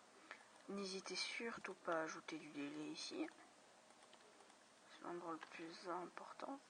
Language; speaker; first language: French; native; French